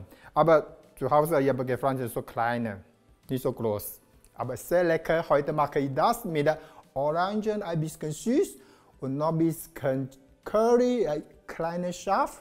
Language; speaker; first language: German; non-native, learner; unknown